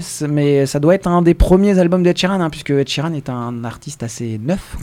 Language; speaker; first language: French; native; French